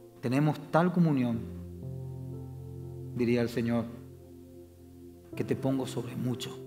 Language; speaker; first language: Spanish; native; Spanish